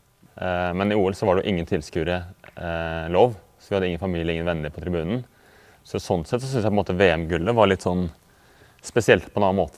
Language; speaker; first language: Norwegian; native; Norwegian